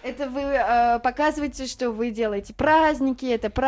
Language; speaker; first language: Russian; non-native, learner; French